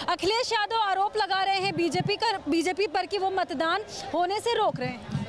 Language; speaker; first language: Hindi; native; Hindi